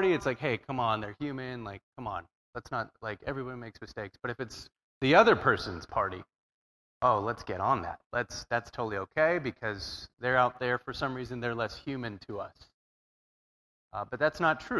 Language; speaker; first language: English; native; English